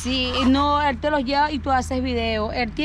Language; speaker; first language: Spanish; native; Spanish